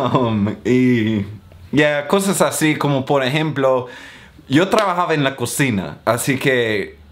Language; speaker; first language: Spanish; non-native, fluent; English